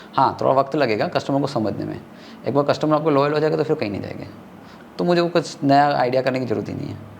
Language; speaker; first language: Hindi; non-native, local second language; Tamil